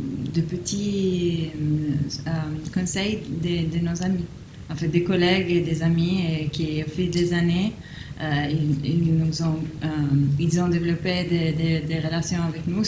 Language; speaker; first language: French; non-native, fluent; Italian